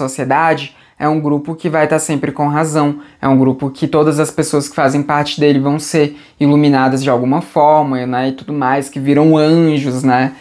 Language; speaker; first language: Portuguese; native; Portuguese